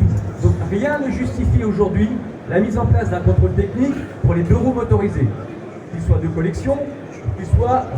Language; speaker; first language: French; native; French